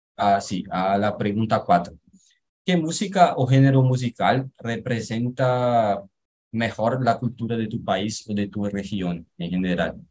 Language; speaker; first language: Spanish; non-native, fluent; Portuguese